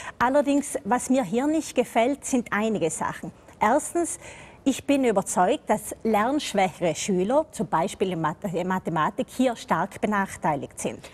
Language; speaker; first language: German; native; German